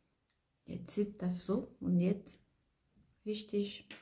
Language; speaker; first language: German; non-native, fluent; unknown